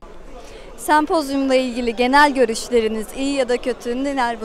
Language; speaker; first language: Turkish; native; Turkish